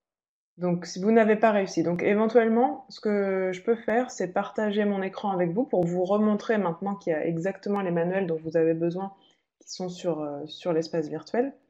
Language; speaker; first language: French; native; French